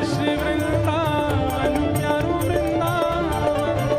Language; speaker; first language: Hindi; native; Hindi